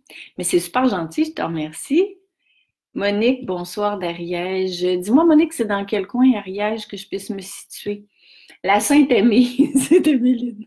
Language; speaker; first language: French; native; French